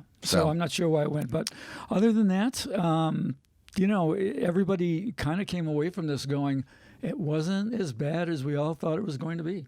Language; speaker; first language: English; native; English